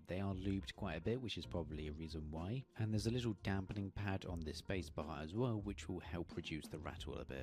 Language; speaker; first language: English; native; English